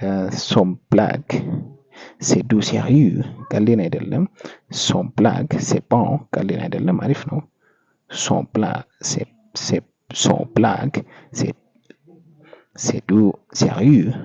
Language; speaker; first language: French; non-native, fluent; Amharic